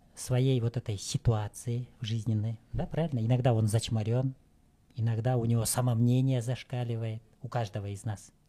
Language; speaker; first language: Russian; non-native, local second language; Kyrgyz